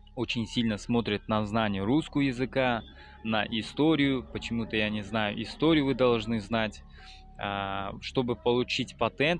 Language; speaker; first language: Russian; non-native, fluent; Tajik